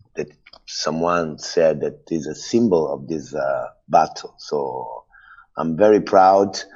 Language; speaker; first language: English; non-native, fluent; Italian